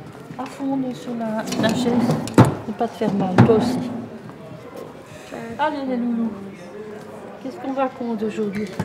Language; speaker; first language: French; native; French